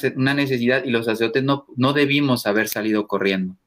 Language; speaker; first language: Spanish; native; Spanish